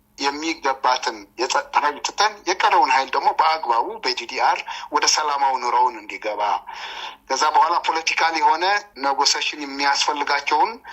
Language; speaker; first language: Amharic; non-native, local second language; Tigrinya